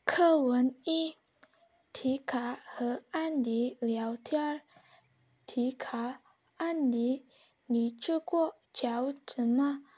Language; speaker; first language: Chinese; non-native, learner; Indonesian